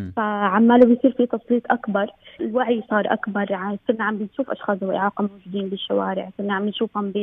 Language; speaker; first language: Arabic; native; Arabic